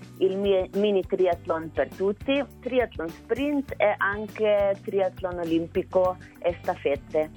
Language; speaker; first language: Italian; non-native, learner; Slovenian